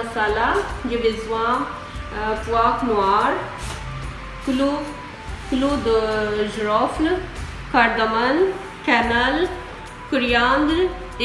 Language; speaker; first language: French; non-native, learner; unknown